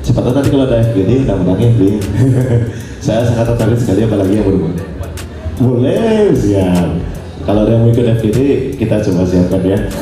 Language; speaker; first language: Indonesian; native; Indonesian